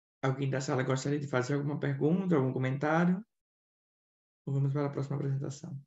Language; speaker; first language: Portuguese; native; Portuguese